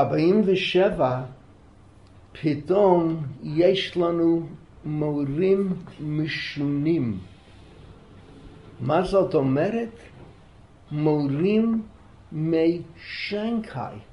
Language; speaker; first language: Hebrew; non-native, fluent; English